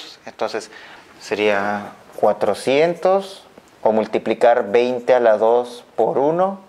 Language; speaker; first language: Spanish; native; Spanish